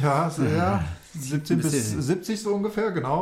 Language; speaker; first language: German; native; German